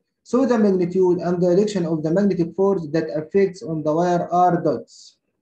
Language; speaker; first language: English; non-native, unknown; Arabic